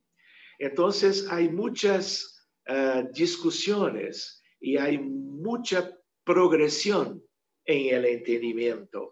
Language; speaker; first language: Spanish; non-native, fluent; Portuguese